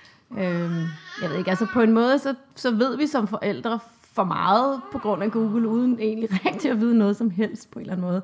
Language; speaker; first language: Danish; native; Danish